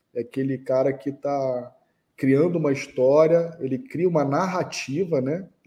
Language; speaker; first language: Portuguese; early bilingual, heritage; English